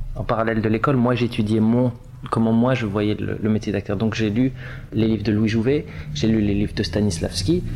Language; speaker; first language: French; native; French